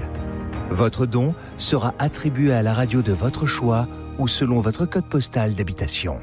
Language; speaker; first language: French; native; French